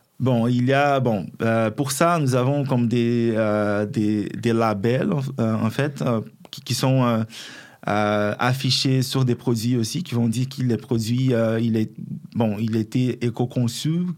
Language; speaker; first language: French; non-native, fluent; Portuguese